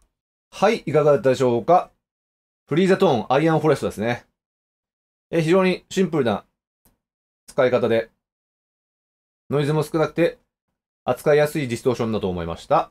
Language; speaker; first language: Japanese; native; Japanese